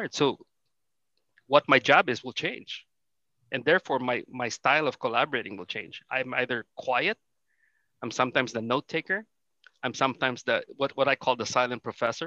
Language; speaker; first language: English; non-native, local second language; Filipino